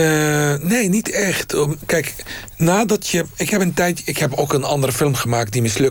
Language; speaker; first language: Dutch; non-native, fluent; Arabic